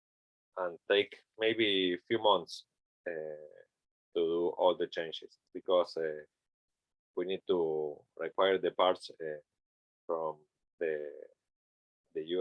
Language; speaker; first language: English; non-native, learner; Spanish